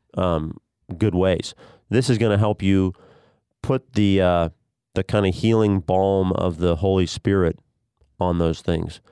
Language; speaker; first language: English; native; English